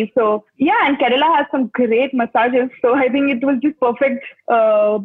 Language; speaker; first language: English; non-native, local second language; Hindi